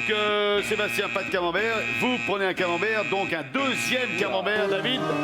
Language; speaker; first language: French; native; French